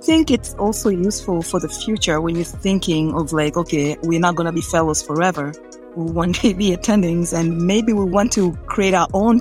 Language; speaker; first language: English; non-native, local second language; Swahili